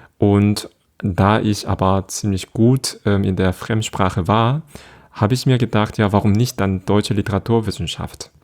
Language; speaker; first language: German; non-native, fluent; Korean